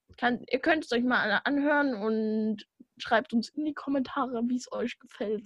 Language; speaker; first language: German; native; German